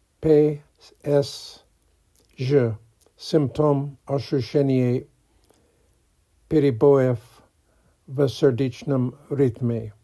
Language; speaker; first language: Russian; non-native, learner; English